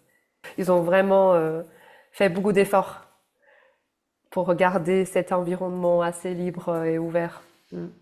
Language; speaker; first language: French; non-native, fluent; Chinese